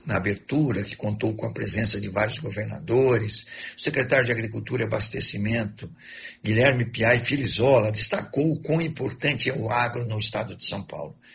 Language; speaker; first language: Portuguese; native; Portuguese